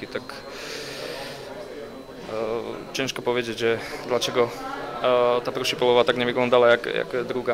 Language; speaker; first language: Polish; non-native, learner; Slovak